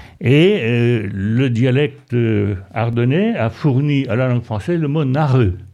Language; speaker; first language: French; native; French